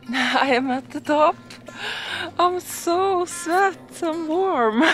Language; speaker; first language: English; non-native, learner; Norwegian